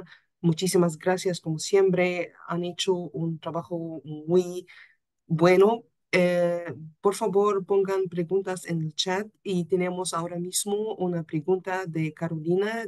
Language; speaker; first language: Spanish; non-native, fluent; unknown